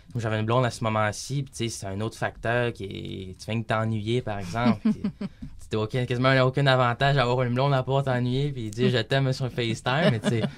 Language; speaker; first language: French; native; French